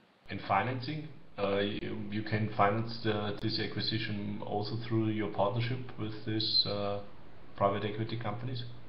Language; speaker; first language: English; non-native, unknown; German